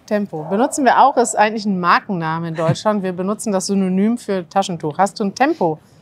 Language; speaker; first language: German; native; German